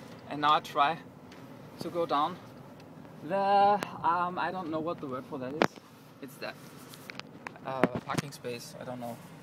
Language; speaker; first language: English; non-native, learner; German